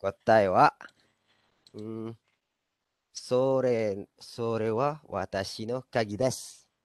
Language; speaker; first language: Japanese; non-native, learner; Malay